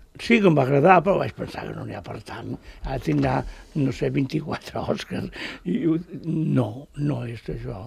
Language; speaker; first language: Catalan; native; Catalan